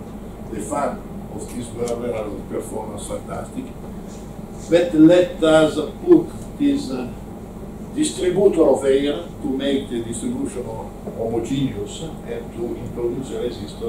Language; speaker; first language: English; non-native, learner; Italian